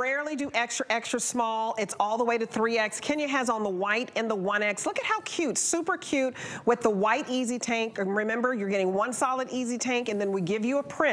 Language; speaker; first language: English; native; English